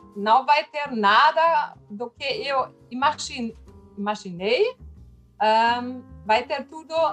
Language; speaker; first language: Portuguese; non-native, fluent; German